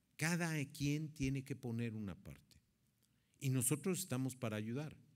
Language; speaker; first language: Spanish; native; Spanish